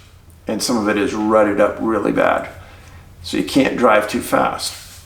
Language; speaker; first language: English; native; English